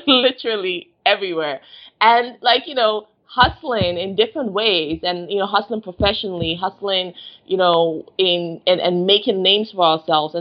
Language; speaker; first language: English; non-native, local second language; Yoruba